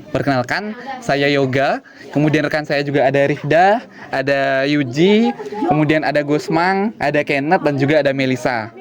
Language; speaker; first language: Indonesian; native; Indonesian